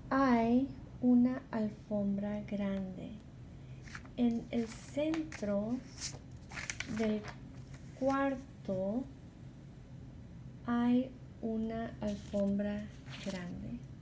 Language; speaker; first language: Spanish; non-native, fluent; English